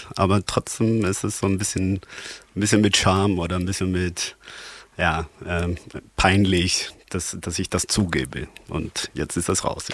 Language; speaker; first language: German; non-native, fluent; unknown